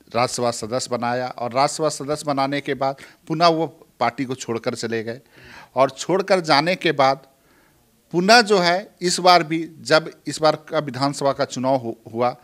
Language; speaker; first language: Hindi; native; Hindi